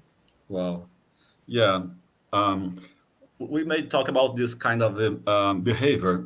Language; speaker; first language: English; non-native, fluent; Portuguese